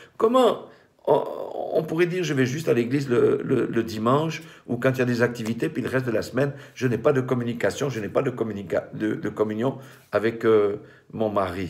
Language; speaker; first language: French; native; French